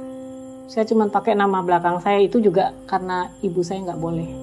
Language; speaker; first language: Indonesian; native; Indonesian